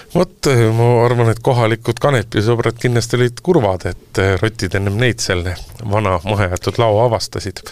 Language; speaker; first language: Estonian; native; Estonian